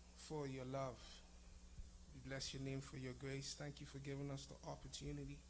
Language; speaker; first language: English; non-native, fluent; Haitian Creole